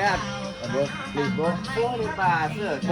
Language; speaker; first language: English; non-native, learner; Thai